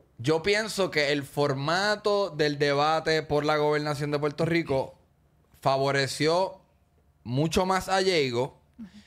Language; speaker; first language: Spanish; native; Spanish